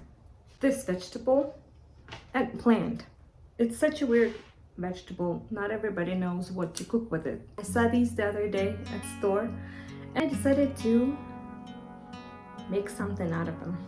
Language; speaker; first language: English; non-native, fluent; Russian